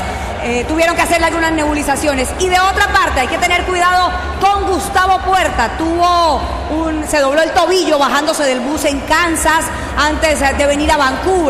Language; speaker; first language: Spanish; native; Spanish